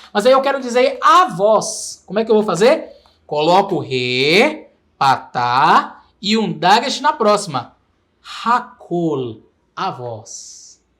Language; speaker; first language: Portuguese; native; Portuguese